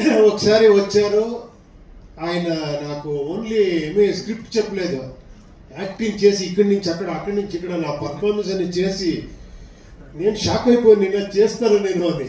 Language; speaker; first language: Telugu; non-native, fluent; Kannada